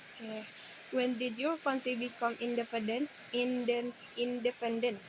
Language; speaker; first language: English; non-native, learner; Indonesian